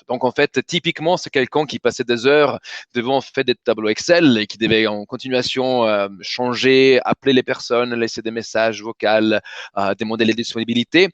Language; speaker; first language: French; native; French